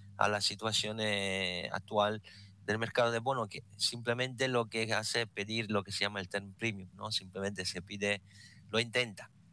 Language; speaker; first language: Spanish; non-native, fluent; Italian